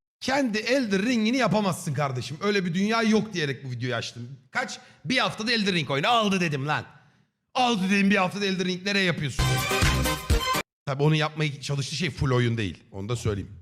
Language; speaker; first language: Turkish; native; Turkish